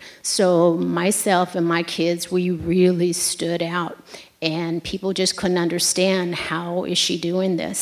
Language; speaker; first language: English; native; English